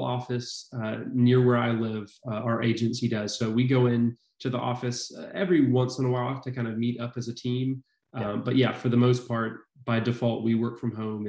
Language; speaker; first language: English; native; English